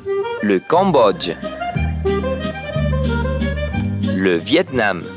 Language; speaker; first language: French; non-native, fluent; Spanish